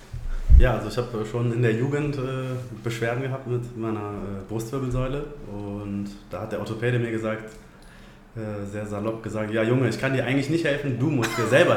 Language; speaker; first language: German; native; German